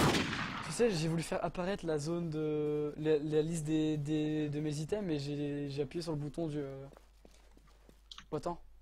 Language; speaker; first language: French; native; French